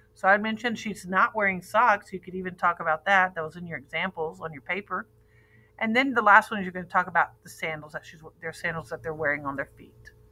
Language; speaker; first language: English; native; English